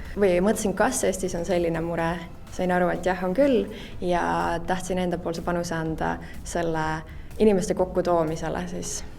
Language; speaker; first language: Estonian; native; Estonian